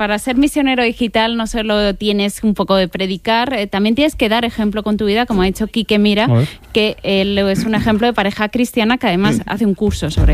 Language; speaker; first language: Spanish; native; Spanish